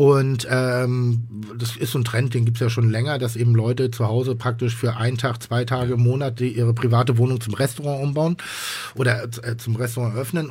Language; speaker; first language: German; native; German